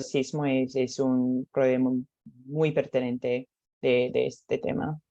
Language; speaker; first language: Spanish; non-native, learner; English